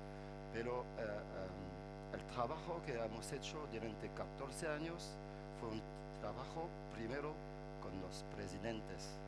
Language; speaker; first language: Spanish; non-native, fluent; French